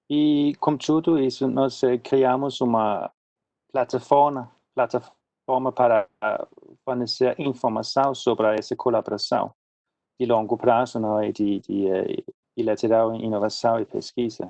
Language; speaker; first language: Portuguese; non-native, fluent; Swedish